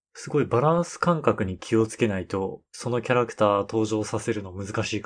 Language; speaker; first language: Japanese; native; Japanese